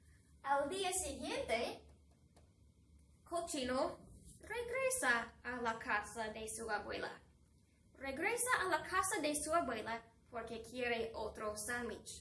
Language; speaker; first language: Spanish; non-native, fluent; English